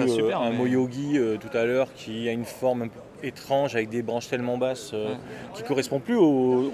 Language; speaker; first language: French; native; French